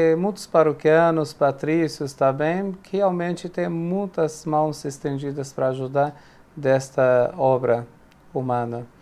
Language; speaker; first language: Portuguese; non-native, fluent; Arabic